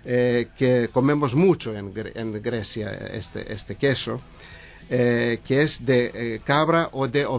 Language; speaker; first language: Spanish; non-native, learner; Greek